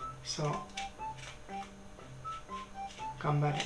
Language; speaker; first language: Japanese; non-native, learner; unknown